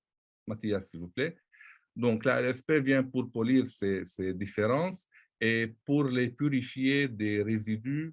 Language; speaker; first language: French; non-native, local second language; Arabic